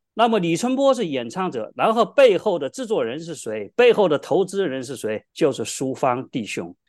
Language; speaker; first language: Chinese; native; Chinese